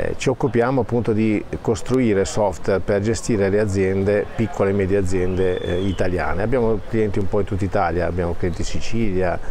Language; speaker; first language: Italian; native; Italian